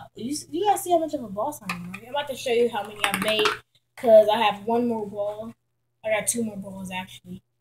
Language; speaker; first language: English; native; English